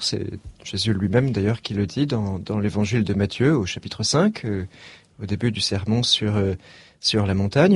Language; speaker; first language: French; native; French